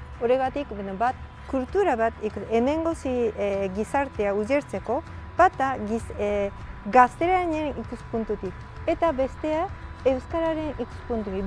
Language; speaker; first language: Basque; non-native, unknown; Japanese